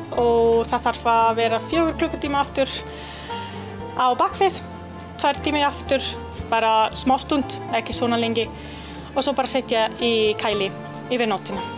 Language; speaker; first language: Icelandic; non-native, learner; Italian